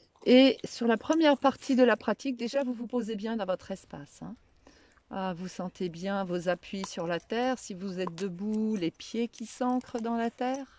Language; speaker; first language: French; native; French